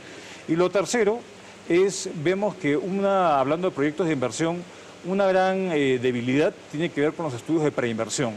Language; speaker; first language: Spanish; native; Spanish